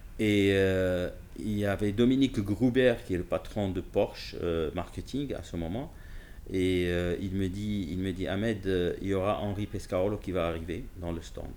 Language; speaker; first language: French; non-native, local second language; Arabic